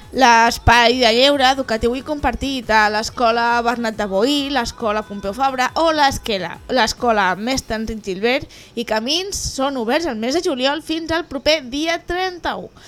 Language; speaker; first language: Catalan; native; Catalan